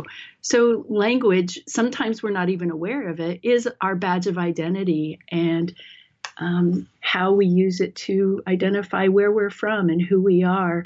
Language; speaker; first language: English; native; English